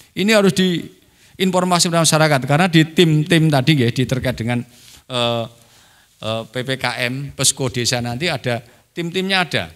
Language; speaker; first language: Indonesian; non-native, local second language; Javanese